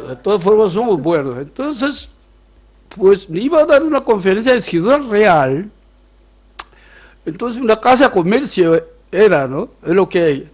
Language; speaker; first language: Spanish; non-native, fluent; Korean